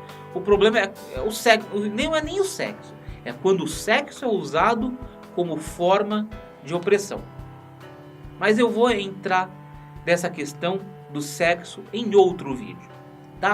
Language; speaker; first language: Portuguese; native; Portuguese